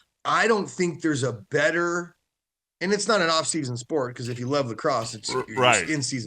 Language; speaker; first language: English; native; English